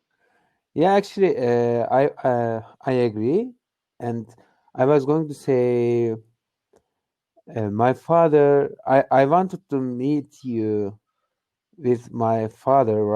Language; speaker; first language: English; non-native, learner; Turkish